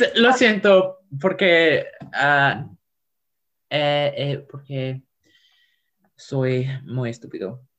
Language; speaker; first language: Spanish; non-native, learner; English